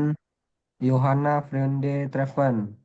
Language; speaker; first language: German; non-native, learner; Indonesian